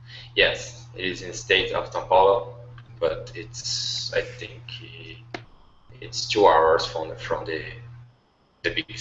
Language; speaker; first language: English; non-native, learner; Portuguese